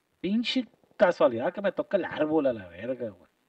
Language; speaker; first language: Spanish; native; Spanish